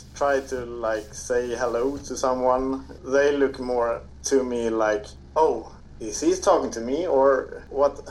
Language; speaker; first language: English; non-native, fluent; Swedish